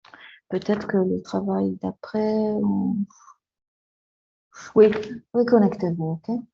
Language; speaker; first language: French; non-native, fluent; Spanish